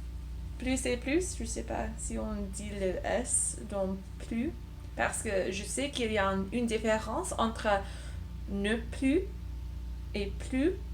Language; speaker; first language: French; non-native, learner; English